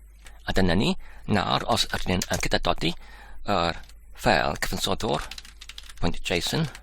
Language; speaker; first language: Welsh; non-native, learner; English